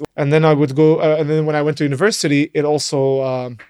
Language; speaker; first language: English; non-native, fluent; Arabic